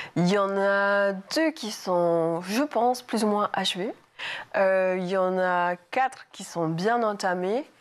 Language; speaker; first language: French; native; French